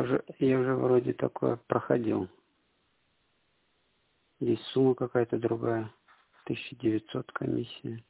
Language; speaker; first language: Russian; native; Russian